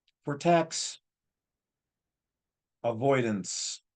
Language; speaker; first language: English; native; English